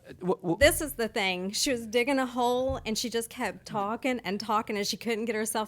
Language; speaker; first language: English; native; English